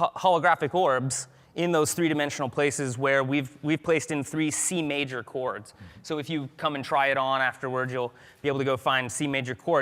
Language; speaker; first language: English; native; English